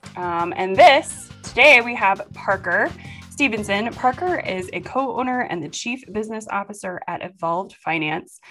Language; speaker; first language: English; native; English